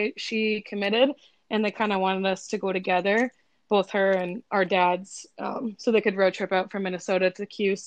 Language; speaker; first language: English; native; English